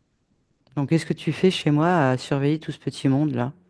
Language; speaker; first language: French; native; French